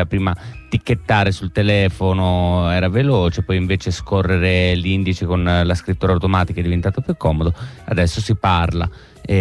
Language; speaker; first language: Italian; native; Italian